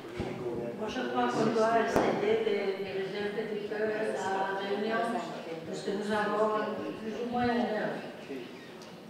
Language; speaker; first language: French; non-native, fluent; Spanish